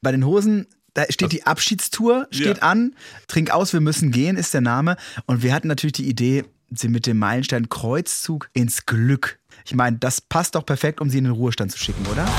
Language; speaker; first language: German; native; German